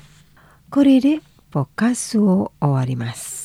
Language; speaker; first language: Japanese; non-native, fluent; Indonesian